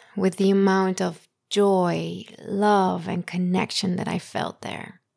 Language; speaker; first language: English; early bilingual, other home language; Persian